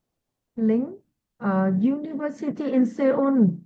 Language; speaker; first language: English; non-native, learner; Vietnamese